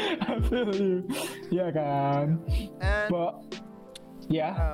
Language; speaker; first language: English; non-native, fluent; Indonesian